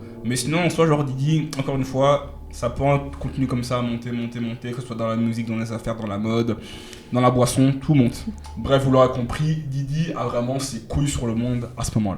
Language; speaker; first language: French; native; French